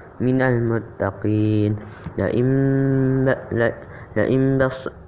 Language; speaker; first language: Arabic; non-native, learner; Indonesian